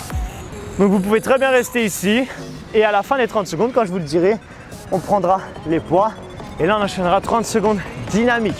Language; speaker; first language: French; native; French